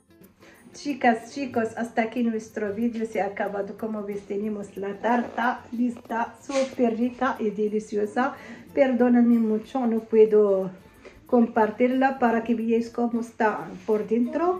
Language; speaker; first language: Spanish; non-native, fluent; Arabic